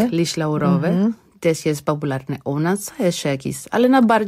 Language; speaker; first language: Polish; non-native, learner; Spanish